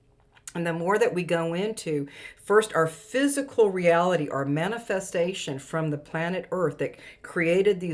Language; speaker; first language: English; native; English